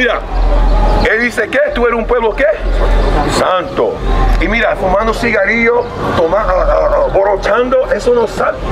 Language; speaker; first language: Spanish; early bilingual, heritage; Spanish